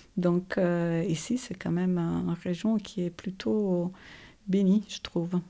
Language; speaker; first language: French; non-native, fluent; Italian